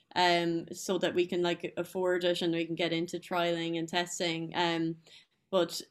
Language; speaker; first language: English; native; English